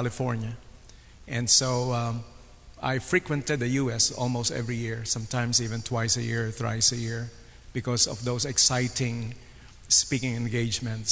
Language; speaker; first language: English; non-native, local second language; Filipino